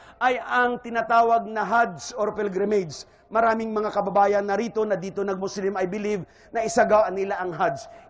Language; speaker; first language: Filipino; non-native, local second language; Hiligaynon